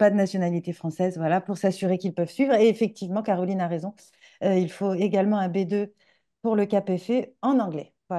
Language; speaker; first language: French; native; French